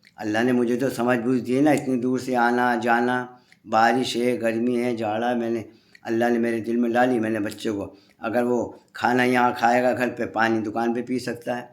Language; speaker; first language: Urdu; native; Urdu